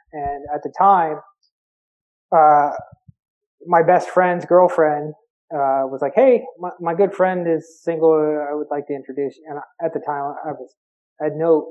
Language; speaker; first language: English; native; English